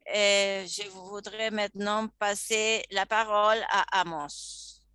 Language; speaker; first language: French; non-native, fluent; English